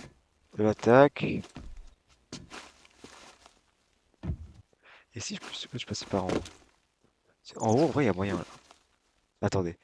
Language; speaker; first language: French; native; French